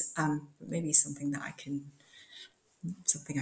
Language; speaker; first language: English; non-native, local second language; Cantonese